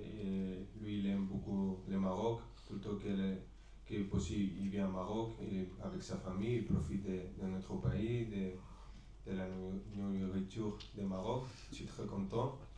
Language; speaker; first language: French; non-native, fluent; Spanish